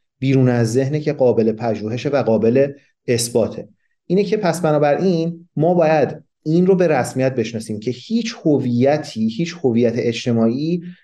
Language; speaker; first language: Persian; non-native, local second language; Kurdish